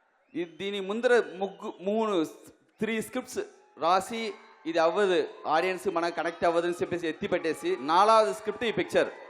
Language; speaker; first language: Telugu; non-native, learner; Tamil